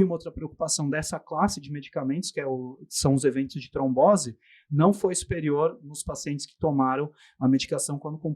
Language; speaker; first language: Portuguese; native; Portuguese